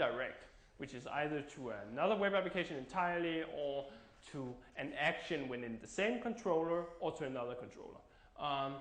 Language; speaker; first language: English; non-native, fluent; Danish